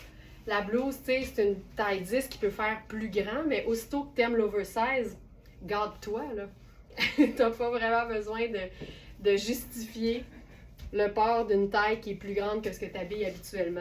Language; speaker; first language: French; native; French